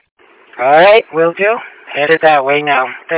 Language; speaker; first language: English; native; English